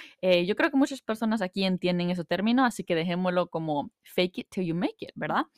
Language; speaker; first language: Spanish; early bilingual, heritage; Spanish